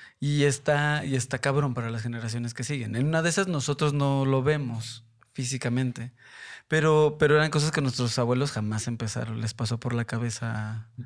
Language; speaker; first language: Spanish; native; Spanish